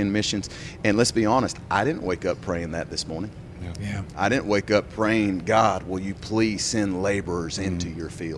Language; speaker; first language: English; native; English